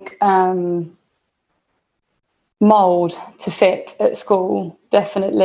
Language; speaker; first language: English; native; English